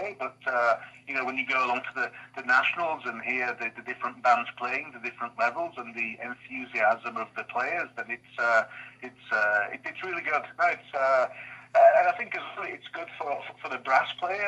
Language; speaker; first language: English; native; English